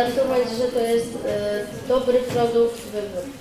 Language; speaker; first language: Polish; native; Polish